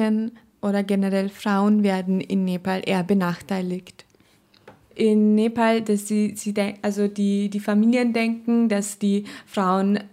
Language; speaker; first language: German; non-native, fluent; Nepali